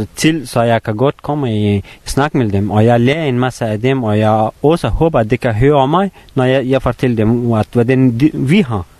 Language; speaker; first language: Danish; non-native, fluent; Persian